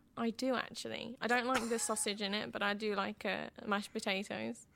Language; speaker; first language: English; native; English